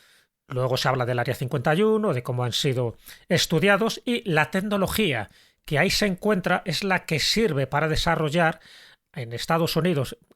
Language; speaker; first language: Spanish; native; Spanish